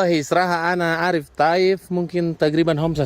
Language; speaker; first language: Arabic; non-native, learner; Indonesian